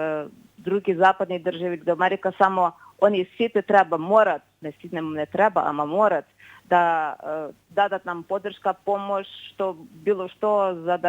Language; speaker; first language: Macedonian; non-native, fluent; Ukrainian